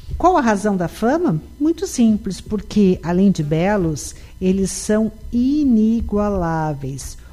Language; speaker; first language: Portuguese; native; Portuguese